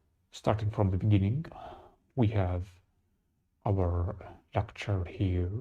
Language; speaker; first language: English; non-native, fluent; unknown